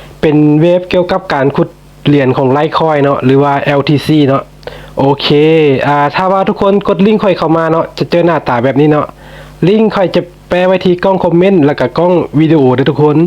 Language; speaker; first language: Thai; non-native, local second language; Lao